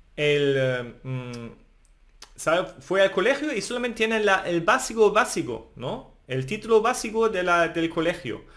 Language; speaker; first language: Spanish; non-native, fluent; German